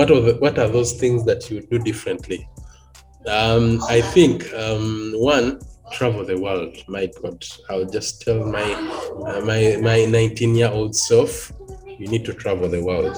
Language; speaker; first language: English; non-native, local second language; Ganda